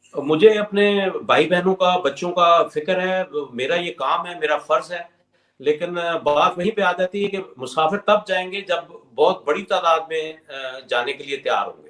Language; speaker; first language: Urdu; non-native, local second language; Punjabi